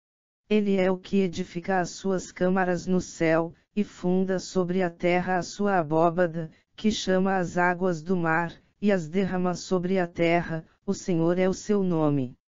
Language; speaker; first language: Portuguese; native; Portuguese